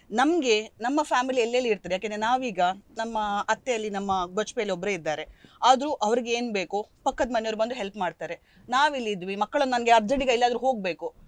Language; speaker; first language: Kannada; non-native, local second language; Konkani